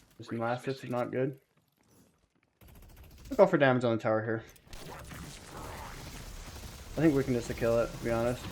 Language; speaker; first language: English; native; English